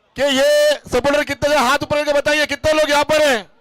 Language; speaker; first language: Hindi; non-native, local second language; Marathi